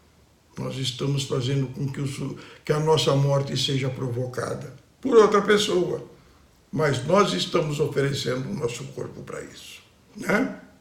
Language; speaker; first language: Portuguese; native; Portuguese